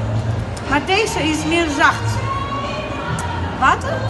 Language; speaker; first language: Dutch; non-native, learner; Italian